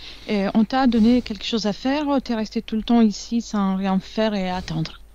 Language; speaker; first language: French; non-native, fluent; Italian